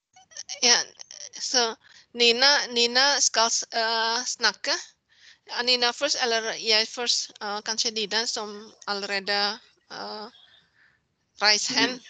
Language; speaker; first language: Norwegian; non-native, learner; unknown